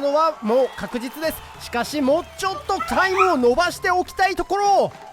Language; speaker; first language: Japanese; native; Japanese